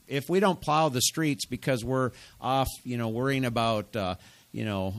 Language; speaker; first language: English; native; English